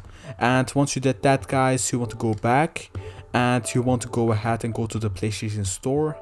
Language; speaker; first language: English; non-native, fluent; Dutch